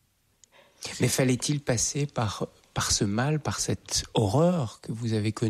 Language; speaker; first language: French; native; French